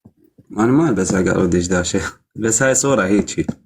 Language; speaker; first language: Arabic; native; Arabic